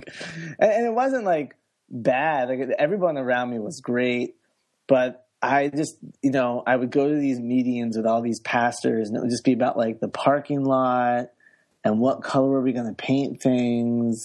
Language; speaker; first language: English; native; English